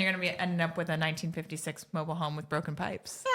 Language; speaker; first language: English; native; English